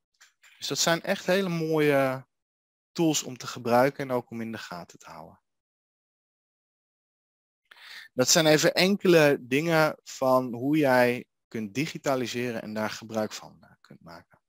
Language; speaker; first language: Dutch; native; Dutch